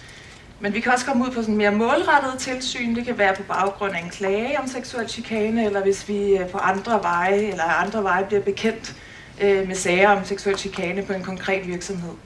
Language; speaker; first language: Danish; native; Danish